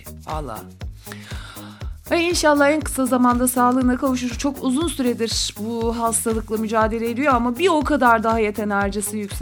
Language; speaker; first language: Turkish; native; Turkish